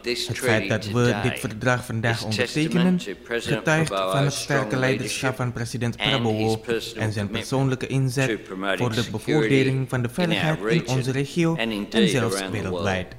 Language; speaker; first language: Dutch; non-native, fluent; Indonesian